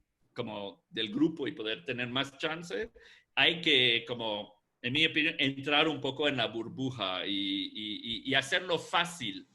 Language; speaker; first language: Spanish; non-native, fluent; English